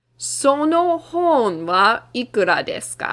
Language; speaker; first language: Japanese; non-native, fluent; English